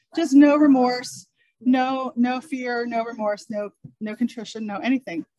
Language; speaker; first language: English; native; English